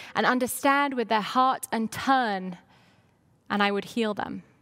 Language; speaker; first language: English; native; English